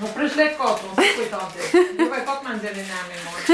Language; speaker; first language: Albanian; native; Albanian